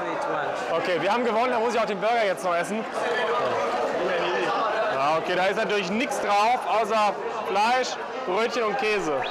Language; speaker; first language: German; native; German